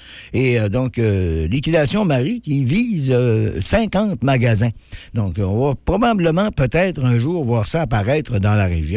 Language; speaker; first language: French; native; French